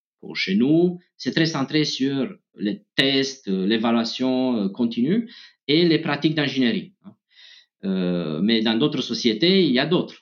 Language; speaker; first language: French; non-native, fluent; Romanian